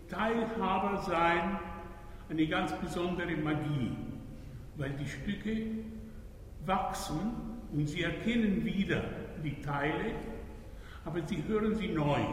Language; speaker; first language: German; non-native, fluent; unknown